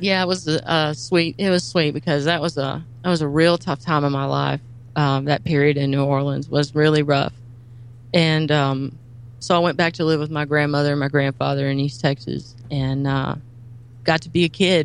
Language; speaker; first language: English; native; English